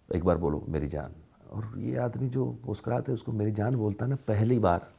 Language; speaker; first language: Hindi; native; Hindi